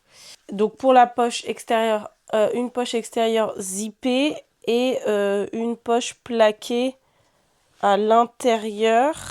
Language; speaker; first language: French; native; French